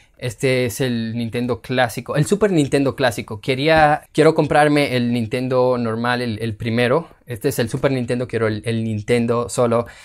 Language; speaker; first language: Spanish; native; Spanish